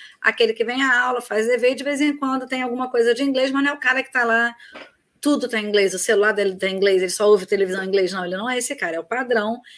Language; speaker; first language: Portuguese; native; Portuguese